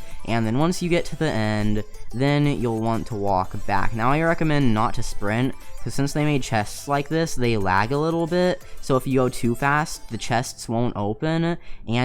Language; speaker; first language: English; native; English